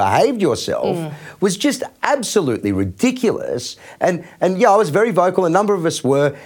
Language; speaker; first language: English; native; English